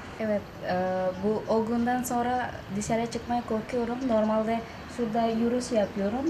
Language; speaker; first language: Turkish; non-native, fluent; Indonesian